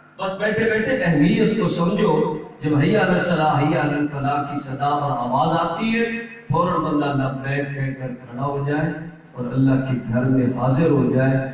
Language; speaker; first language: Urdu; non-native, local second language; Punjabi